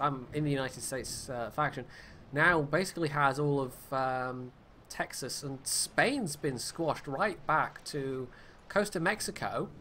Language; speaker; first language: English; native; English